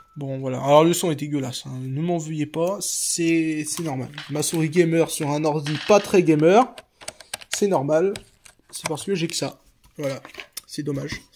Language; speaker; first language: French; native; French